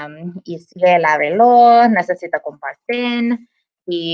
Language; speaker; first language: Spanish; non-native, learner; English